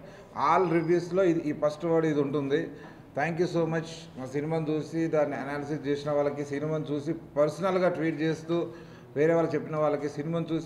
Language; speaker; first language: Telugu; native; Telugu